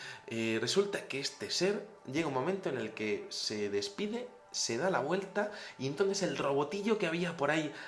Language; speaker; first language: Spanish; native; Spanish